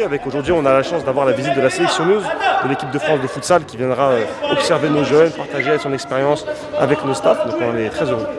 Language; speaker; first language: French; native; French